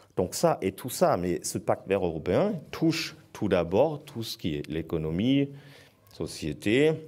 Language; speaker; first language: French; non-native, fluent; German